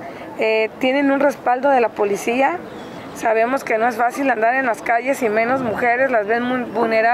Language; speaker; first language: Spanish; native; Spanish